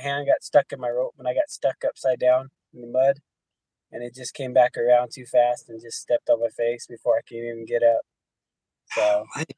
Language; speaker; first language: English; native; English